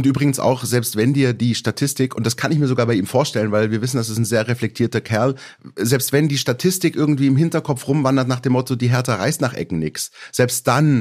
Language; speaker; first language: German; native; German